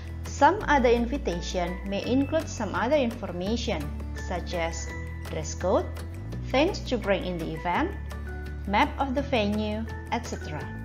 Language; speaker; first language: English; non-native, fluent; Indonesian